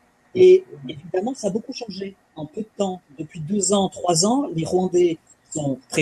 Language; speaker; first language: French; native; French